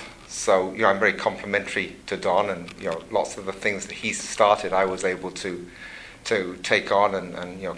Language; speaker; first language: English; native; English